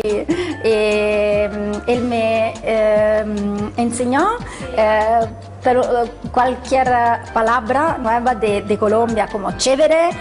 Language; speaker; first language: Spanish; non-native, learner; Italian